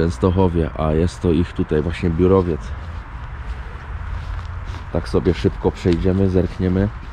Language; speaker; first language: Polish; native; Polish